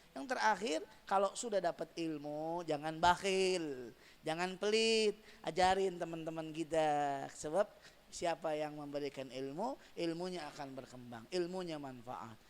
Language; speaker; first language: Indonesian; native; Indonesian